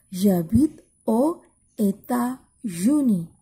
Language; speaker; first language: French; non-native, learner; Indonesian